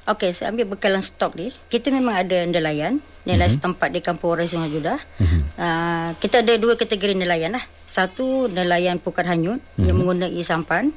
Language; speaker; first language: Malay; non-native, local second language; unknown